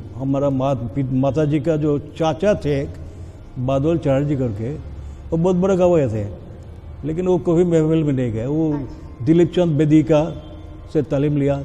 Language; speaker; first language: Hindi; non-native, local second language; Bangla